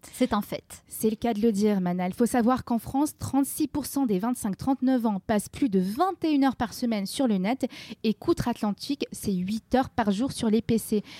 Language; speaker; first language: French; native; French